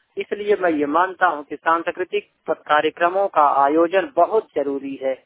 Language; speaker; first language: Hindi; native; Hindi